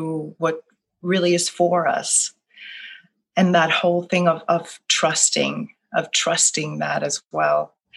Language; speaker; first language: English; non-native, fluent; Swedish